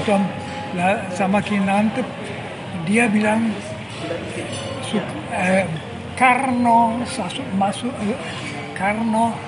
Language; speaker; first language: Indonesian; non-native, fluent; German